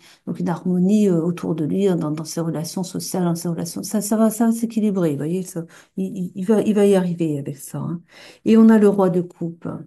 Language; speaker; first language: French; native; French